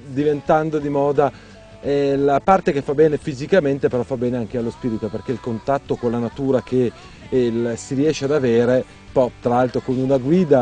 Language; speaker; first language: Italian; native; Italian